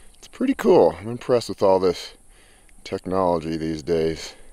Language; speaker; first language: English; native; English